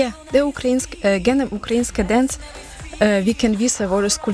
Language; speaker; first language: Danish; non-native, learner; Ukrainian